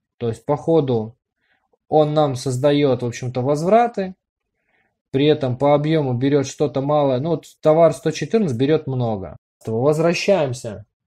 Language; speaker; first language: Russian; native; Russian